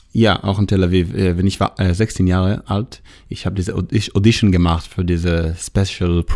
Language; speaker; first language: German; non-native, learner; Hebrew